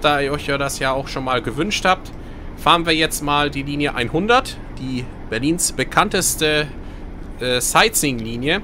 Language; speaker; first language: German; native; German